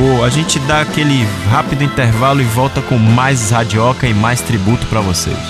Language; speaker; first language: Portuguese; native; Portuguese